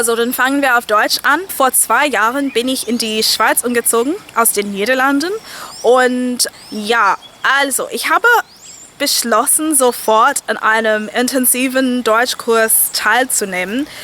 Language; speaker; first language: German; non-native, fluent; English